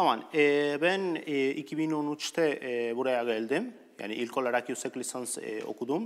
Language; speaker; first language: Turkish; non-native, learner; Spanish